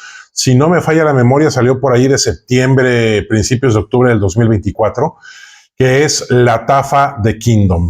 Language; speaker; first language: Spanish; native; Spanish